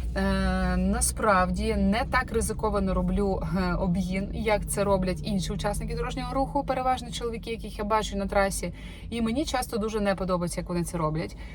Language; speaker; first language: Ukrainian; non-native, local second language; Russian